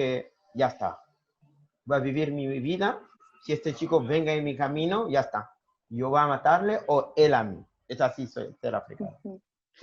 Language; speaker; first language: Spanish; non-native, learner; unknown